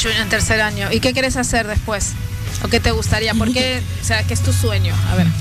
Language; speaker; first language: Spanish; native; Spanish